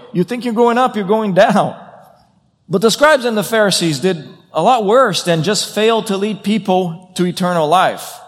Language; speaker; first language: English; non-native, fluent; Portuguese